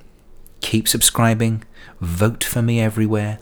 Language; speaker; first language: English; native; English